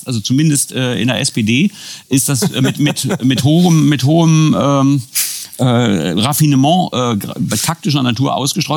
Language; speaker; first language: German; native; German